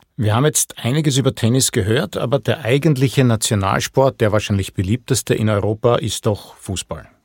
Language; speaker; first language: German; native; German